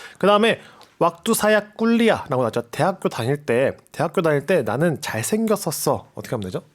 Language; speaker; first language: Korean; native; Korean